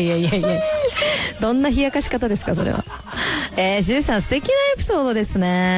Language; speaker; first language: Japanese; native; Japanese